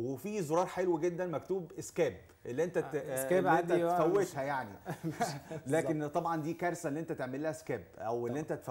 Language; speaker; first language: Arabic; native; Arabic